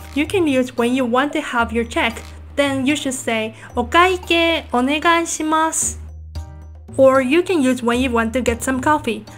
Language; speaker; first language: English; non-native, fluent; Japanese